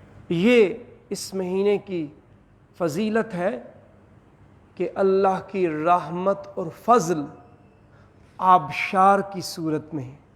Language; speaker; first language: Urdu; native; Urdu